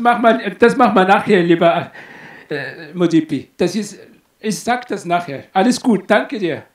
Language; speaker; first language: German; non-native, fluent; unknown